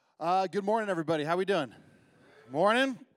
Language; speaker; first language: English; native; English